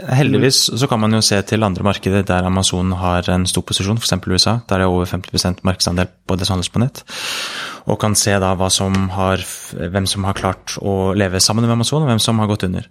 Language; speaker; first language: Norwegian; native; Norwegian